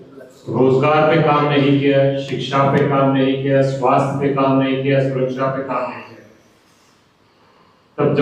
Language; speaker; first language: Hindi; native; Hindi